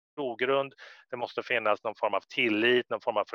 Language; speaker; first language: Swedish; native; Swedish